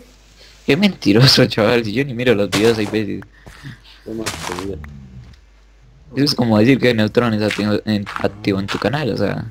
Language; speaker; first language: Spanish; native; Spanish